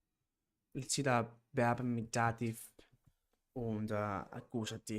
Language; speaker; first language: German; non-native, learner; English